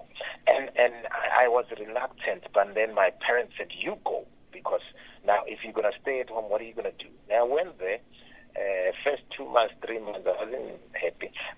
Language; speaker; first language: English; non-native, local second language; Tsonga